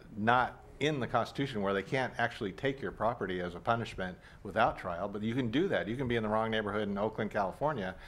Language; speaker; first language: English; native; English